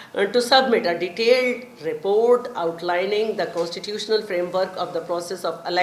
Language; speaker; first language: English; non-native, local second language; Urdu